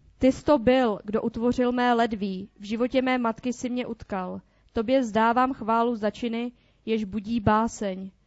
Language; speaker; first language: Czech; native; Czech